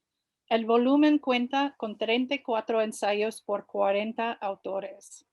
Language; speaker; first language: Spanish; non-native, fluent; English